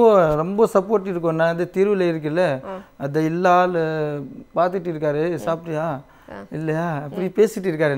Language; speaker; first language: Tamil; non-native, local second language; Hindi